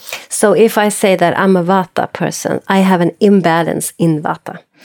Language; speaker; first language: English; non-native, fluent; Swedish